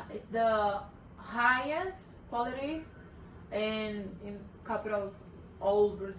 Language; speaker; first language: English; non-native, learner; Portuguese